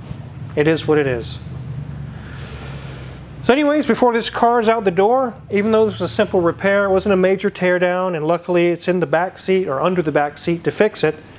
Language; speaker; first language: English; native; English